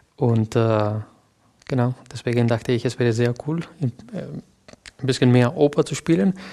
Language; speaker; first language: German; non-native, fluent; Catalan